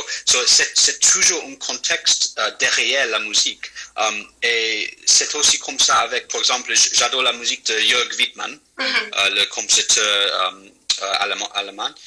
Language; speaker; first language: French; non-native, fluent; English